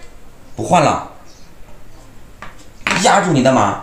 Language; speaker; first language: Chinese; native; Chinese